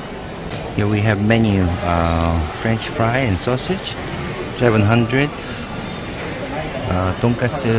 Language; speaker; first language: English; non-native, learner; Vietnamese